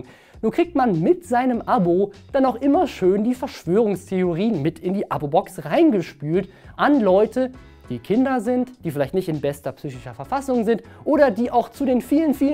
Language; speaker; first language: German; native; German